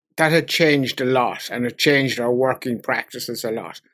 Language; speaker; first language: English; native; English